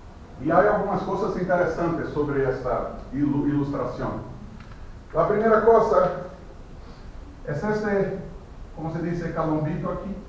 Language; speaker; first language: Spanish; non-native, fluent; Portuguese